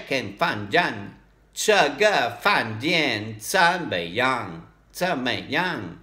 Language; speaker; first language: Chinese; non-native, learner; Italian